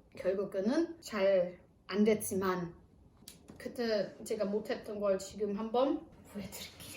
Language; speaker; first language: Korean; non-native, fluent; German